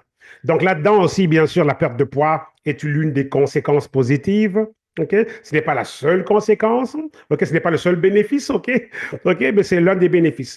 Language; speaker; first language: French; native; French